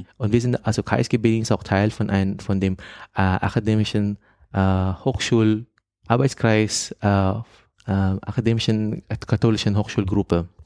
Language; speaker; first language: German; non-native, fluent; Filipino